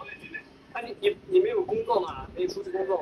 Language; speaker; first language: Chinese; native; Chinese